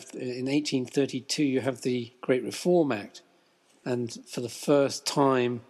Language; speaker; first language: English; native; English